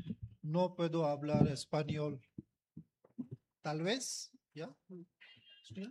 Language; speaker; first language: Spanish; non-native, learner; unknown